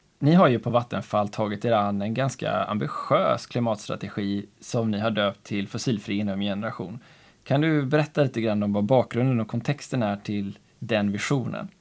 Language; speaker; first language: Swedish; native; Swedish